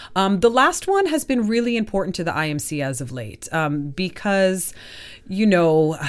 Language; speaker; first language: English; native; English